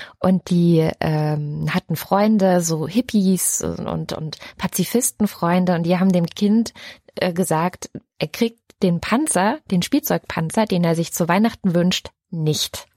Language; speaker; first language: German; native; German